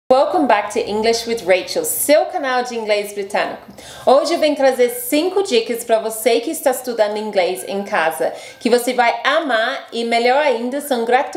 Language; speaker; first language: Portuguese; non-native, fluent; English